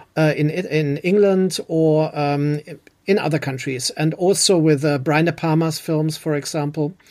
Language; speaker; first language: English; non-native, fluent; German